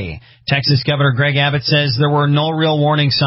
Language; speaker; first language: English; native; English